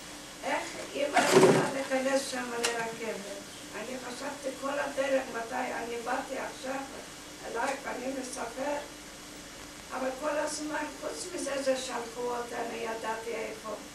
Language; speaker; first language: Hebrew; non-native, fluent; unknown